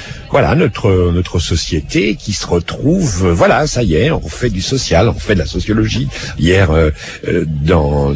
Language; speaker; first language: French; native; French